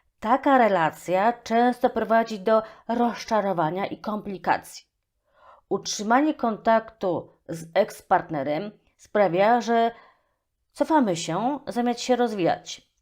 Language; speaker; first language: Polish; native; Polish